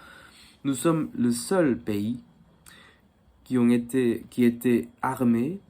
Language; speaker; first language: French; non-native, fluent; Korean